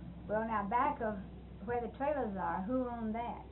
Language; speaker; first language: English; native; English